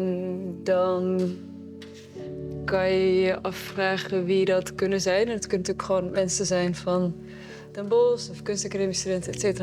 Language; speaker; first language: Dutch; early bilingual, other home language; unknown